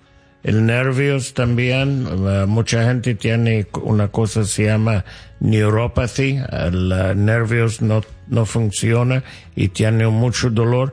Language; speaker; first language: Spanish; non-native, fluent; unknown